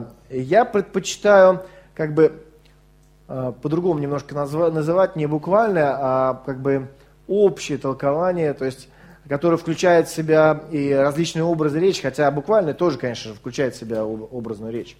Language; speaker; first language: Russian; native; Russian